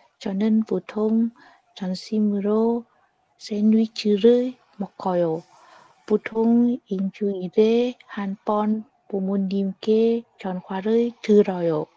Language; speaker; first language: Korean; non-native, learner; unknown